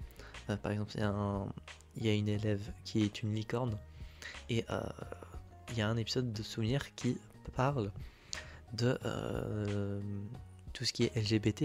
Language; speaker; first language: French; native; French